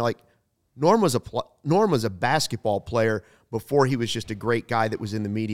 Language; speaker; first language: English; native; English